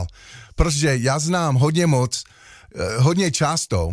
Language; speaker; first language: Czech; non-native, learner; English